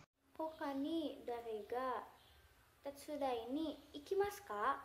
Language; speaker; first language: Japanese; non-native, learner; Indonesian